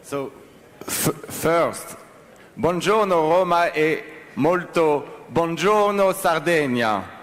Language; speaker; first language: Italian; non-native, learner; French